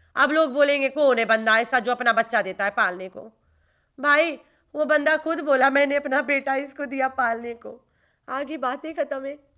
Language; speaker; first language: Urdu; non-native, local second language; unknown